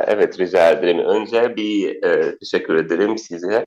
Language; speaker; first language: Turkish; non-native, fluent; Arabic